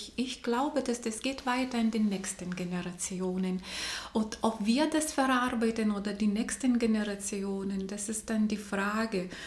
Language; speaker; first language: German; non-native, fluent; Lithuanian